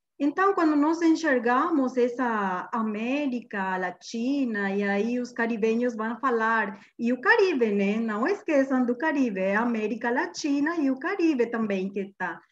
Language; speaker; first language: Portuguese; non-native, fluent; Guarani